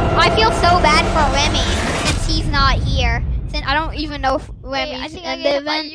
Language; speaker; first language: English; native; English